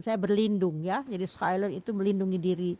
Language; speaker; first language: Indonesian; native; Indonesian